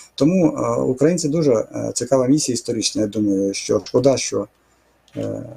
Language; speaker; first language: Ukrainian; non-native, fluent; Russian